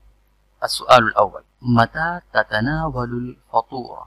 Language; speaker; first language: Arabic; non-native, fluent; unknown